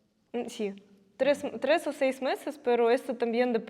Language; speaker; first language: Spanish; non-native, fluent; Russian